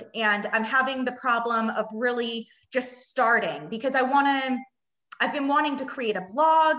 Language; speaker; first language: English; native; English